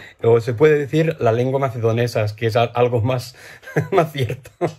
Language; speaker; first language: Spanish; non-native, fluent; English